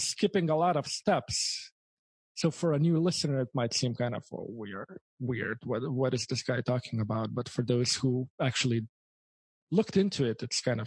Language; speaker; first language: English; non-native, fluent; Lithuanian